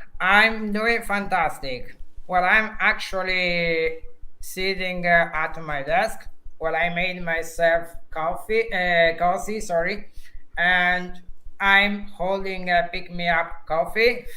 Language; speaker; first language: English; non-native, fluent; Italian